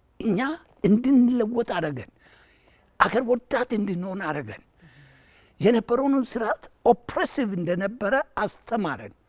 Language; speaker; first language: Amharic; non-native, local second language; Wolaytta